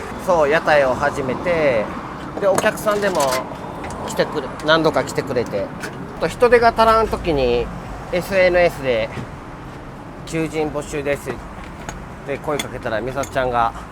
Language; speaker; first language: Japanese; native; Japanese